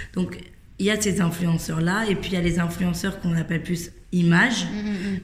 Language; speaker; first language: French; native; French